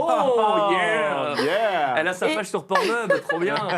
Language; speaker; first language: French; native; French